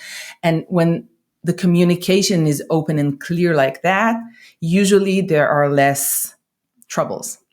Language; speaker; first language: English; non-native, fluent; Hebrew